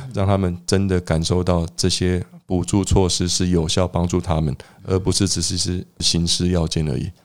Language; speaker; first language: Chinese; native; Chinese